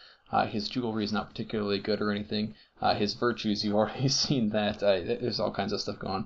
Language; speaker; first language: English; native; English